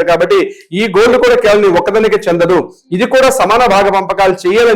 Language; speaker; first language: Telugu; native; Telugu